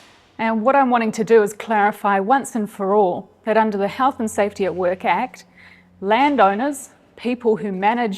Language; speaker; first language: English; native; English